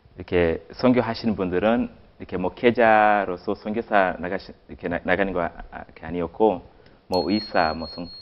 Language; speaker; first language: Korean; non-native, fluent; Swahili